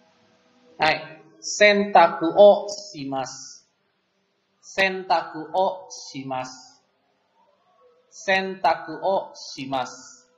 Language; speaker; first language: Japanese; non-native, fluent; Indonesian